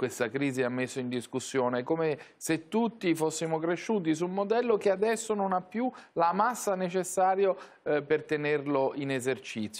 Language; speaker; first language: Italian; native; Italian